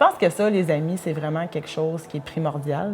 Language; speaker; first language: French; native; French